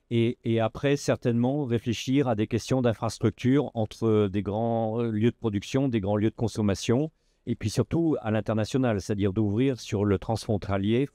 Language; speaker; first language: French; native; French